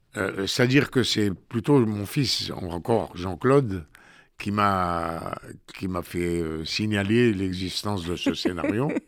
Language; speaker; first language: French; native; French